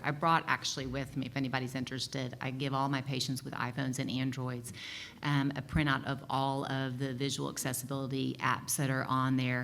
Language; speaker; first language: English; native; English